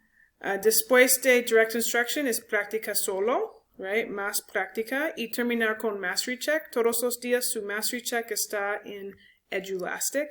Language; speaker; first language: Spanish; non-native, learner; English